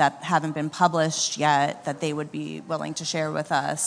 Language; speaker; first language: English; native; English